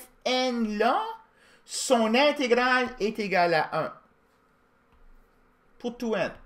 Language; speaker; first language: French; native; French